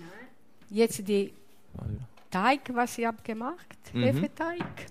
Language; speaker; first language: German; non-native, learner; Italian